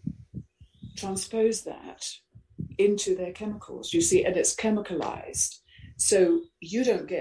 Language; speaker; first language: English; native; English